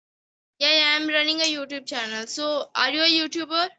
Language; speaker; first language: English; non-native, learner; Hindi